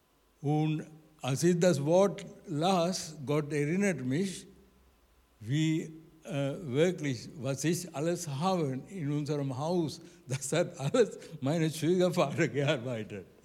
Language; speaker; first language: German; non-native, learner; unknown